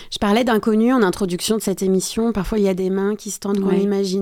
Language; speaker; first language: French; native; French